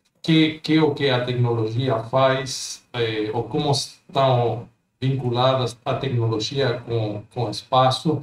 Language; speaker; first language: Portuguese; non-native, fluent; Spanish